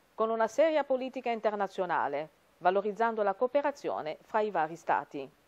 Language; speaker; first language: Italian; non-native, fluent; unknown